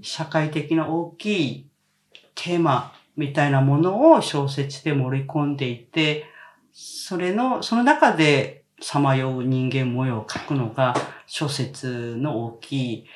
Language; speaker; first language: Japanese; non-native, fluent; Korean